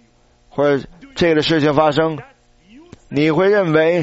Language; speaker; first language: Chinese; native; Chinese